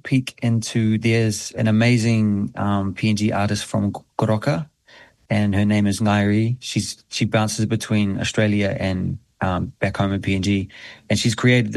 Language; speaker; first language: English; native; English